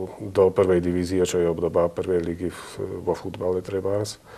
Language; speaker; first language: Slovak; native; Slovak